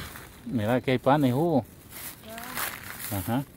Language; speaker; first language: Spanish; native; Spanish